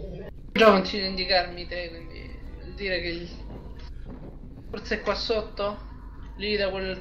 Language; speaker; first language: Italian; native; Italian